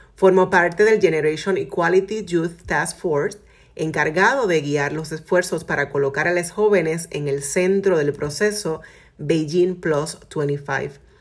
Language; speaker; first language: Spanish; native; Spanish